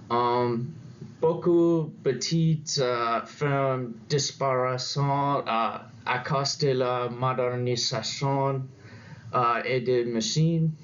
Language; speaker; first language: French; non-native, learner; English